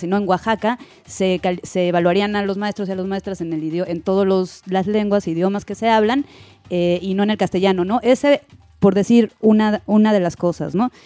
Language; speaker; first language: Spanish; native; Spanish